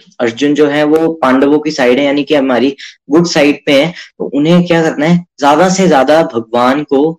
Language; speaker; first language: Hindi; native; Hindi